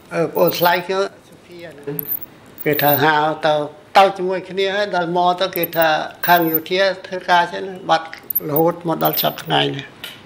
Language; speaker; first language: Khmer; native; Khmer